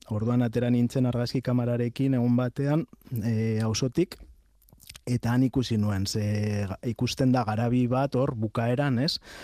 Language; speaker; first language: Basque; non-native, local second language; Spanish